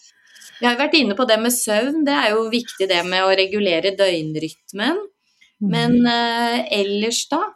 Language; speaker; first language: Norwegian; native; Norwegian